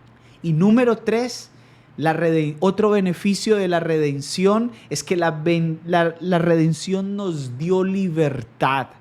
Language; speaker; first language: Spanish; native; Spanish